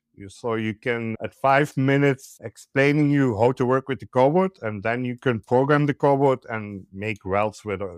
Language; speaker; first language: English; non-native, learner; Dutch